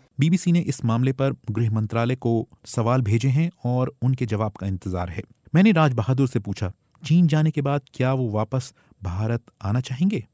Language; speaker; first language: Hindi; native; Hindi